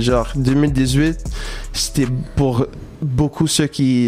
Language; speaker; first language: French; non-native, local second language; English